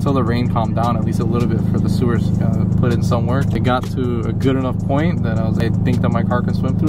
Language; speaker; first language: English; native; English